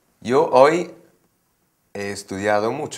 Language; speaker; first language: Spanish; non-native, learner; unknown